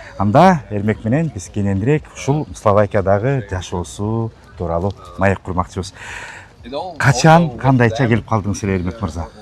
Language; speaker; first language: Kyrgyz; native; Kyrgyz